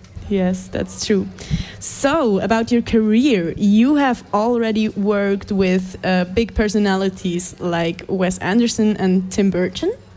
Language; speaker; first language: English; non-native, fluent; German